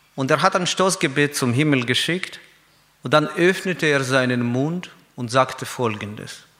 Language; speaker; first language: German; non-native, fluent; Russian